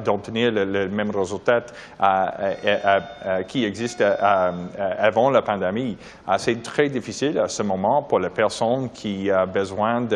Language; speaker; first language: French; non-native, local second language; English